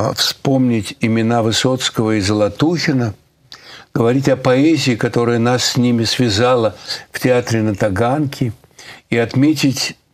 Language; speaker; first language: Russian; native; Russian